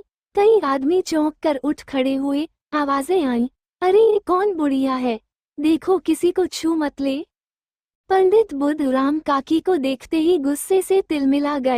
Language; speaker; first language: Hindi; native; Hindi